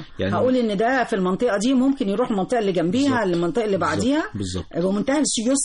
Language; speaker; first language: Arabic; native; Arabic